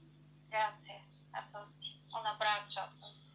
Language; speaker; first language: Italian; non-native, fluent; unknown